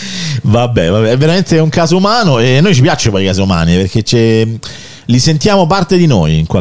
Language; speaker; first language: Italian; native; Italian